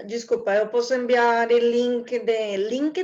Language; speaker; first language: Portuguese; non-native, fluent; Spanish